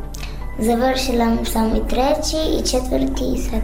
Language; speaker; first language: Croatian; non-native, learner; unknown